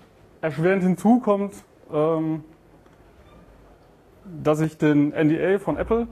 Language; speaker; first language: German; native; German